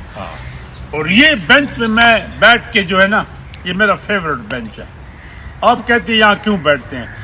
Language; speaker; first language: Urdu; non-native, local second language; Pashto